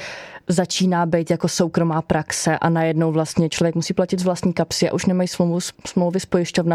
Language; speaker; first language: Czech; native; Czech